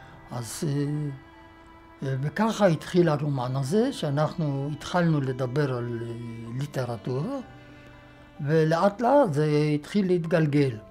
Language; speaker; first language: Hebrew; non-native, fluent; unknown